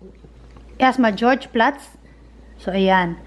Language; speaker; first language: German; non-native, learner; Filipino